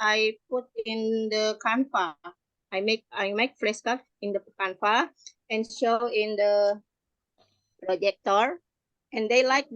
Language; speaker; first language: English; non-native, learner; Indonesian